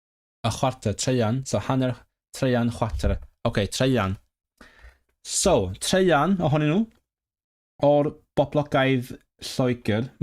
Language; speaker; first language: Welsh; non-native, learner; Cantonese